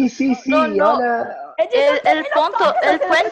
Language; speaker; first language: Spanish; non-native, learner; Portuguese